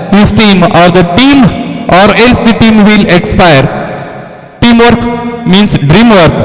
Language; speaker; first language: English; non-native, local second language; Marathi